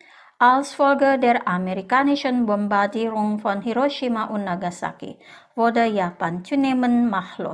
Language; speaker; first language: German; non-native, fluent; Indonesian